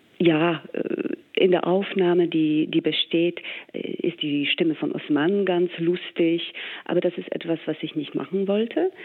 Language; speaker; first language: German; non-native, fluent; English